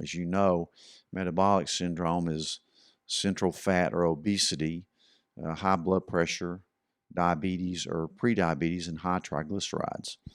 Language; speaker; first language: English; native; English